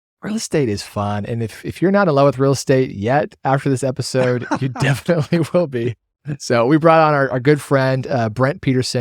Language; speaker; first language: English; native; English